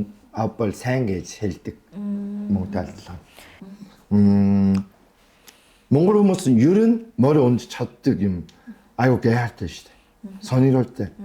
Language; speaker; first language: Mongolian; non-native, fluent; Korean